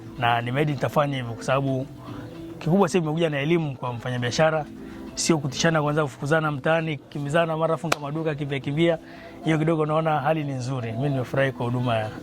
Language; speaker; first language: Swahili; native; Swahili